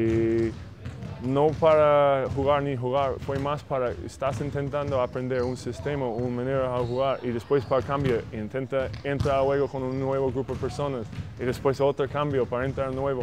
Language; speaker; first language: Spanish; non-native, fluent; English